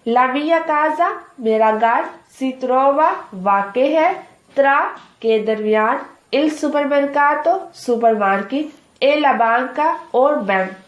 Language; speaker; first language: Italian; non-native, fluent; Urdu